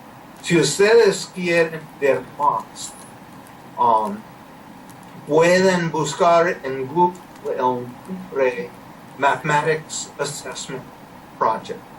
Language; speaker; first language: Spanish; non-native, learner; English